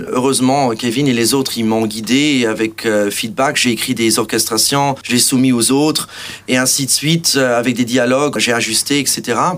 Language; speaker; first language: French; non-native, local second language; Portuguese